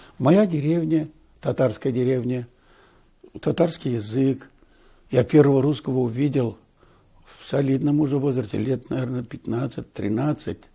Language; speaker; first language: Russian; non-native, local second language; Tatar